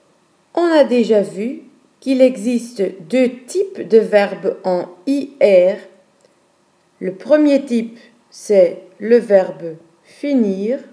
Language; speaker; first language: French; non-native, fluent; Dutch